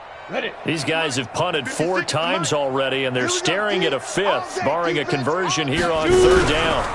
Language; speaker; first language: English; native; English